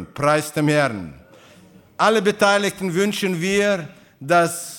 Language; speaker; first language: German; non-native, fluent; Russian